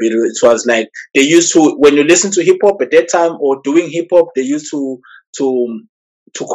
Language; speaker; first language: English; non-native, local second language; Zulu